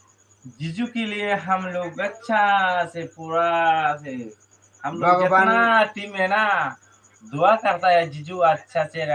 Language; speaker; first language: Hindi; non-native, local second language; Kok Borok